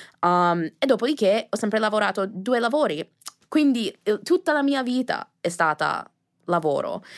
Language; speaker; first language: Italian; non-native, fluent; English